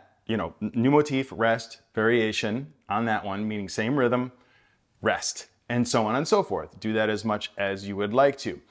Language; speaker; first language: English; native; English